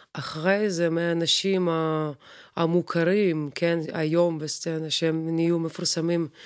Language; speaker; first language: Hebrew; non-native, fluent; Russian